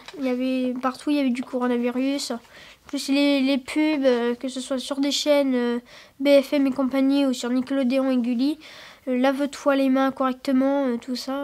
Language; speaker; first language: French; native; French